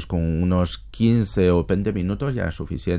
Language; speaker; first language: Spanish; non-native, fluent; Chinese